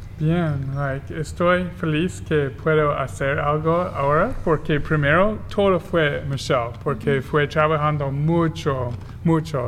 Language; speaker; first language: Spanish; non-native, learner; English